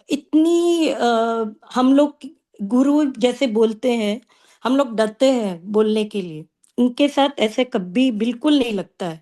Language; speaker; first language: Hindi; non-native, local second language; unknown